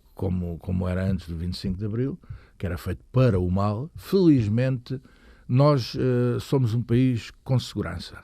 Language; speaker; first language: Portuguese; native; Portuguese